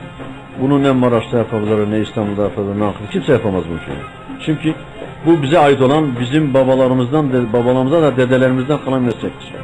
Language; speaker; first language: Turkish; native; Turkish